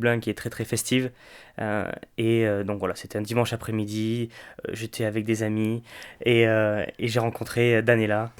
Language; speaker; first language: French; native; French